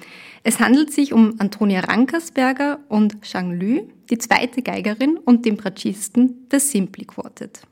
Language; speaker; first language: German; native; German